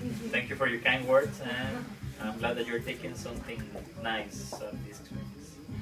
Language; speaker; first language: English; non-native, fluent; Spanish